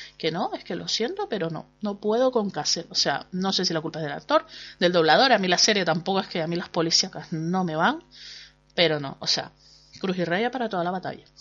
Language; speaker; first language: Spanish; native; Spanish